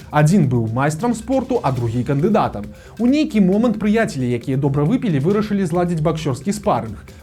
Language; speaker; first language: Belarusian; native; Belarusian